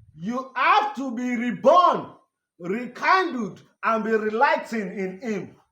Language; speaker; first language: English; non-native, local second language; Yoruba